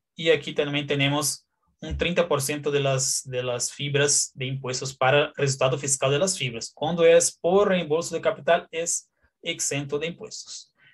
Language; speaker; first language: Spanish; non-native, fluent; Portuguese